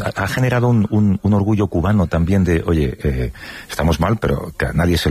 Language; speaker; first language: Spanish; native; Spanish